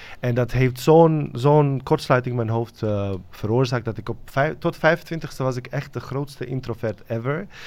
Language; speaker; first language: Dutch; non-native, fluent; Bosnian